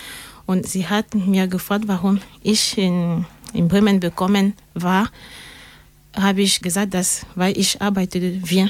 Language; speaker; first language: German; non-native, learner; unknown